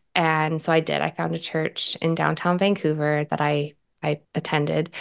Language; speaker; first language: English; native; English